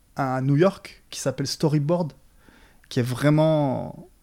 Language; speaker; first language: French; native; French